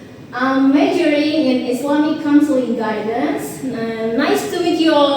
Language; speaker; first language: English; non-native, learner; Indonesian